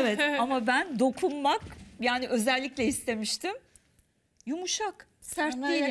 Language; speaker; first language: Turkish; non-native, fluent; Russian